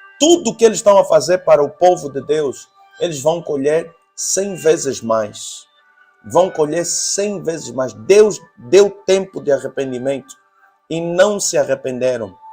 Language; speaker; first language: Portuguese; native; Portuguese